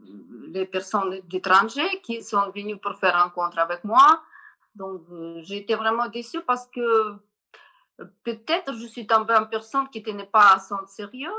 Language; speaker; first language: French; non-native, learner; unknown